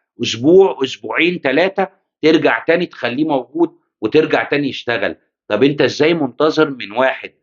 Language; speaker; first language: Arabic; native; Arabic